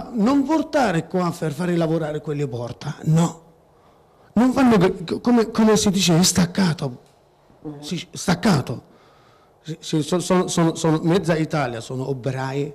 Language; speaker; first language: Italian; non-native, learner; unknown